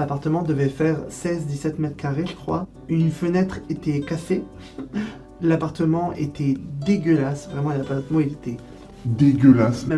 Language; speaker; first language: French; native; French